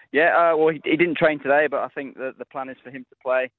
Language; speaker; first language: English; native; English